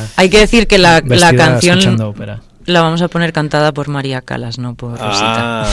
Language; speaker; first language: Spanish; native; Spanish